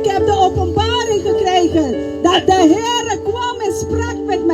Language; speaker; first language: Dutch; non-native, local second language; Papiamento